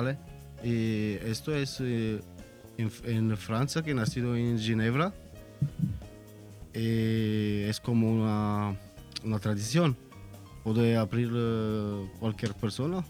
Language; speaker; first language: Spanish; non-native, learner; Italian